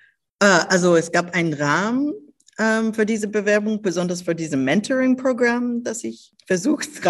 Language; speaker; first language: German; non-native, local second language; English